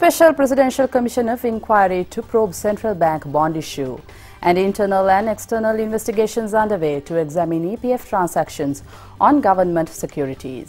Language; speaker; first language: English; non-native, local second language; Sinhala